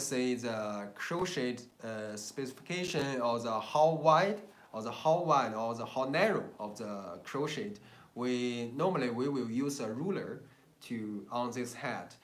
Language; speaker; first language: English; non-native, learner; Chinese